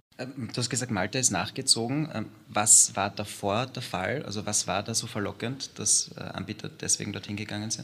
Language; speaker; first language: German; native; German